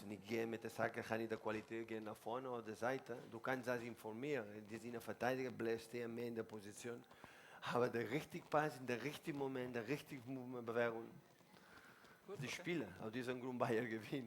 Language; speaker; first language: German; non-native, learner; Spanish